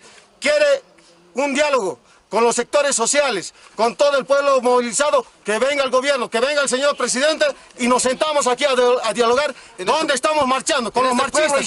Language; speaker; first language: Spanish; native; Spanish